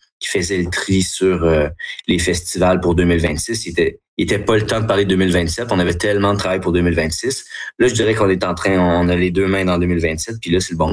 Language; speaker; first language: French; native; French